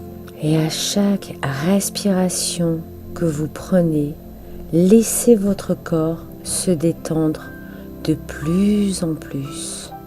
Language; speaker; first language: French; native; French